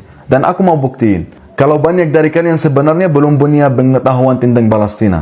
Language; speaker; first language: Indonesian; non-native, fluent; Arabic